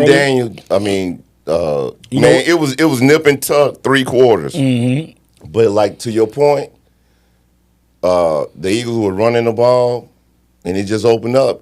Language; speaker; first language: English; native; English